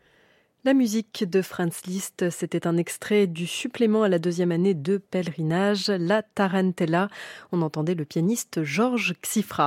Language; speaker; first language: French; native; French